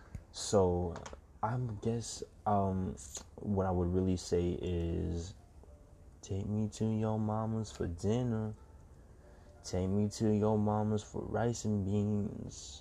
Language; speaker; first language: English; native; English